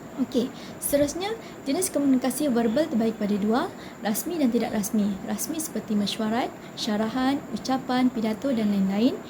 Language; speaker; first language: Malay; native; Malay